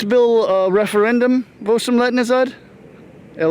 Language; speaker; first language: Russian; non-native, learner; English